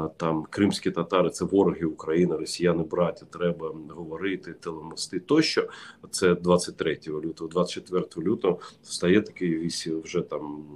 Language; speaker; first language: Ukrainian; non-native, local second language; Russian